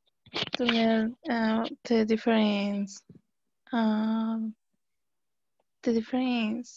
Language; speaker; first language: English; non-native, learner; Spanish